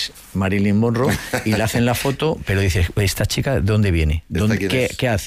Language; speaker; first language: Spanish; native; Spanish